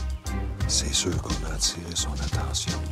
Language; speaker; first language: French; native; French